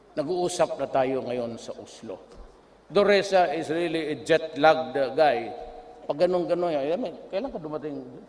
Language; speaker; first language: Filipino; non-native, local second language; Cebuano